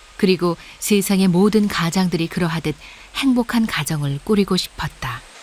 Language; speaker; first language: Korean; native; Korean